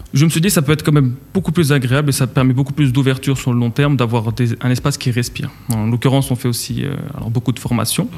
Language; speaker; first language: French; non-native, local second language; Arabic